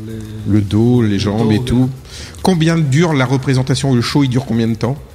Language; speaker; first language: French; native; French